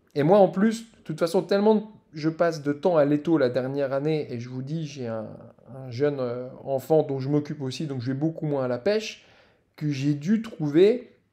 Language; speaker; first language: French; native; French